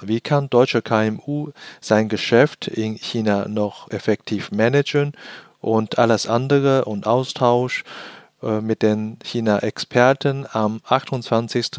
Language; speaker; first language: German; non-native, fluent; Chinese